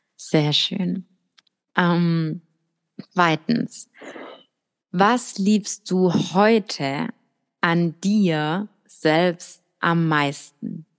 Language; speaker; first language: German; native; German